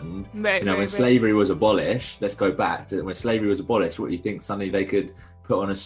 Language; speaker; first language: English; native; English